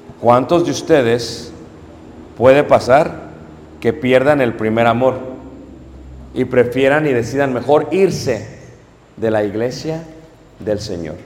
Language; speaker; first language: Spanish; native; Spanish